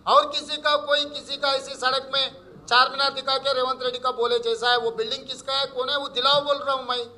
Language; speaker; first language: Hindi; non-native, local second language; Telugu